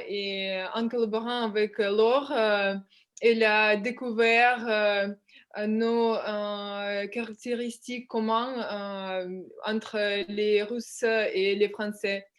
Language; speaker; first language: French; non-native, fluent; Russian